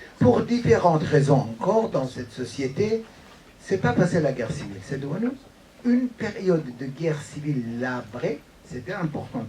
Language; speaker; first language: French; non-native, fluent; Persian